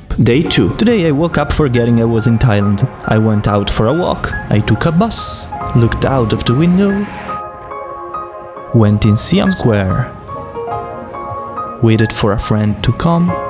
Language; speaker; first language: English; non-native, fluent; Italian